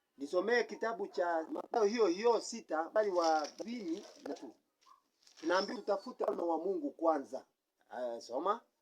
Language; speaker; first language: Swahili; non-native, local second language; Kikuyu